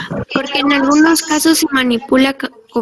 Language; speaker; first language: Spanish; native; Spanish